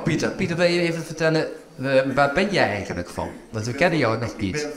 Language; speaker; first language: Dutch; native; Dutch